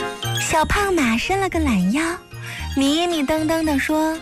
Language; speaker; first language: Chinese; native; Chinese